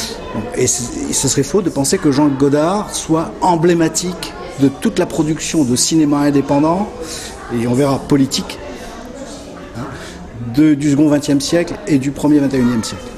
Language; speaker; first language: French; native; French